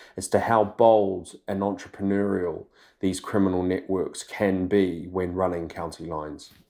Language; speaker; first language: English; native; English